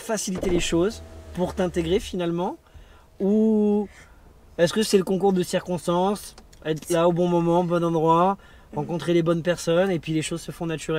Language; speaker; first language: French; native; French